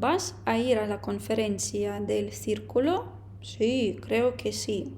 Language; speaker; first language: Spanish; non-native, fluent; Ukrainian